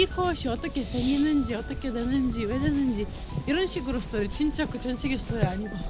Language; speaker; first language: Korean; non-native, fluent; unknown